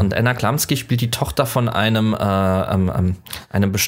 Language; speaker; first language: German; native; German